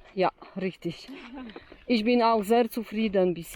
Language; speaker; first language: German; non-native, learner; Polish